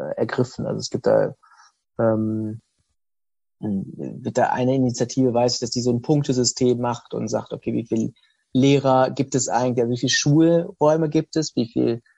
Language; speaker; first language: German; native; German